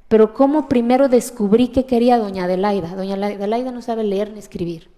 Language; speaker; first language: Spanish; non-native, local second language; Zapotec